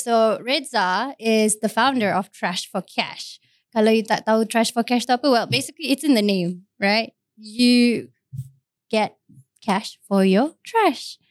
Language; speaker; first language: English; non-native, local second language; Malay